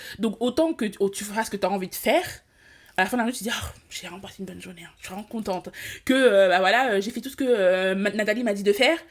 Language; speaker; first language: French; early bilingual, other home language; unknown